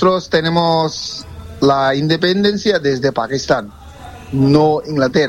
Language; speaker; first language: Spanish; non-native, fluent; Bangla